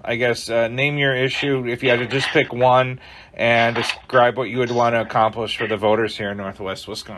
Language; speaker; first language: English; native; English